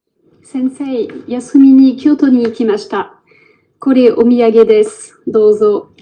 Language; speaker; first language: Japanese; non-native, learner; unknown